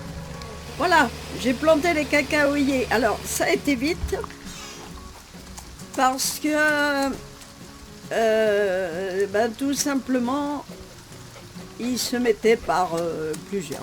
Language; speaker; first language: French; native; French